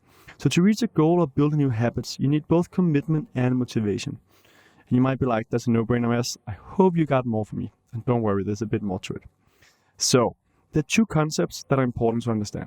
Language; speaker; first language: English; non-native, fluent; Danish